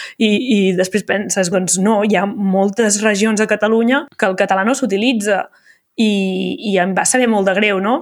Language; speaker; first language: Catalan; native; Catalan